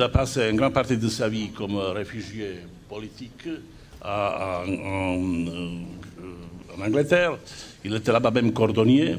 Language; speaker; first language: French; non-native, fluent; Serbian